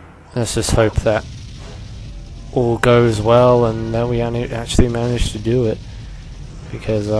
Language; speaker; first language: English; native; English